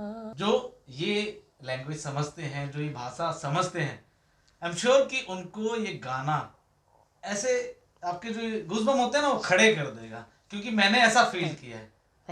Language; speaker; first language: Hindi; native; Hindi